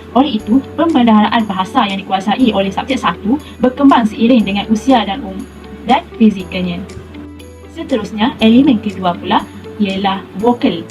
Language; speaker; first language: Malay; native; Malay